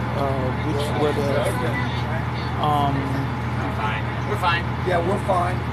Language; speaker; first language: English; native; English